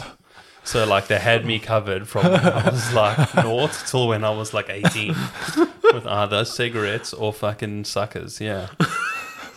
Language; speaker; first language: English; native; English